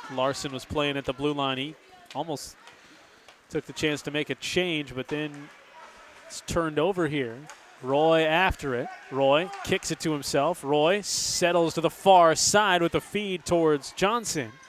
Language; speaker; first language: English; native; English